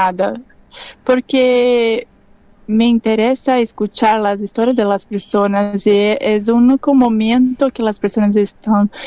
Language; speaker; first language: Spanish; non-native, learner; Portuguese